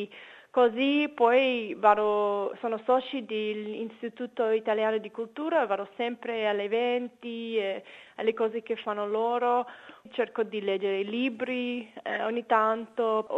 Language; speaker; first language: Italian; non-native, fluent; English